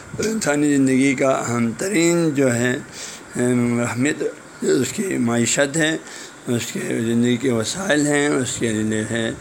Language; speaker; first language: Urdu; non-native, local second language; Balti